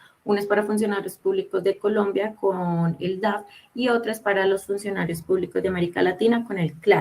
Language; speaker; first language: Spanish; native; Spanish